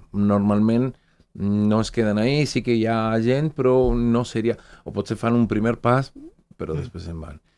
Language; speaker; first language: Catalan; non-native, fluent; Spanish